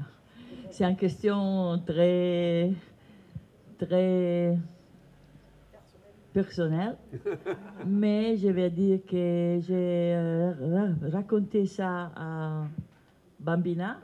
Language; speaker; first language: French; non-native, fluent; Italian